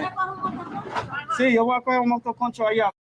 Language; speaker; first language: Spanish; non-native, learner; English